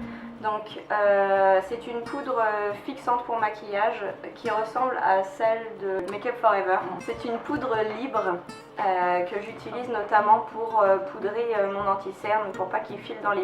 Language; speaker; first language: French; native; French